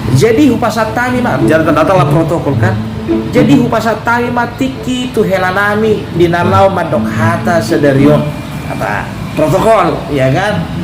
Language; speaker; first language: Indonesian; native; Indonesian